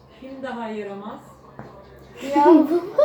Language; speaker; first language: Turkish; native; Turkish